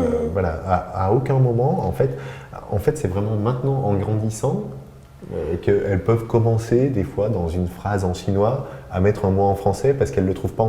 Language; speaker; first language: French; native; French